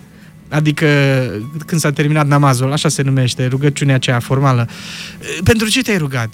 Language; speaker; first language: Romanian; native; Romanian